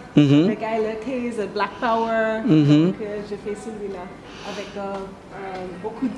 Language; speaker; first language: French; non-native, learner; English